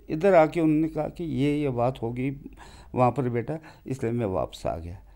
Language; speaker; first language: Hindi; non-native, local second language; Kashmiri